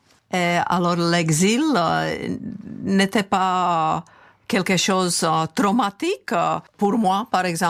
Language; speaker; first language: French; non-native, fluent; Czech